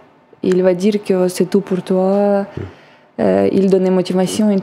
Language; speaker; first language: French; non-native, learner; Russian